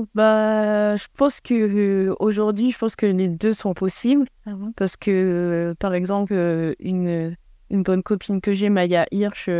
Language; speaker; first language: French; native; French